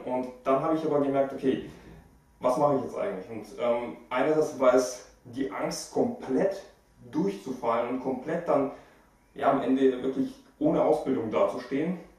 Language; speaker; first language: German; early bilingual, other home language; Russian